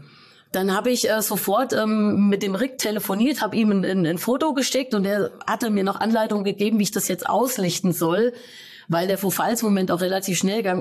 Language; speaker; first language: German; native; German